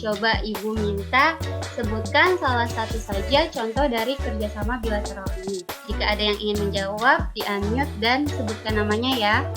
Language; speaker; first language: Indonesian; native; Indonesian